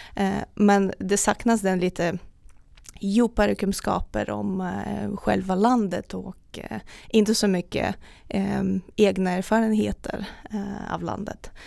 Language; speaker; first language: Swedish; non-native, fluent; Russian